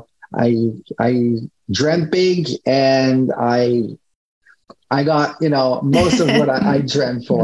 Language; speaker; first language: English; non-native, fluent; French